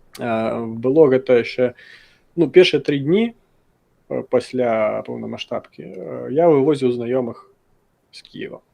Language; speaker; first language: Belarusian; non-native, local second language; Russian